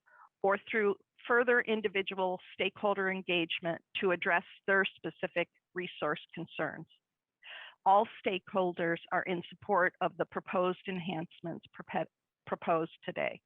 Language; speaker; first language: English; native; English